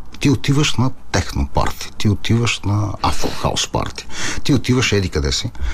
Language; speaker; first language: Bulgarian; non-native, fluent; Italian